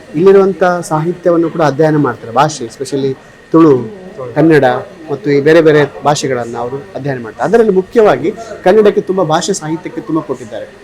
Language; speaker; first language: Kannada; native; Kannada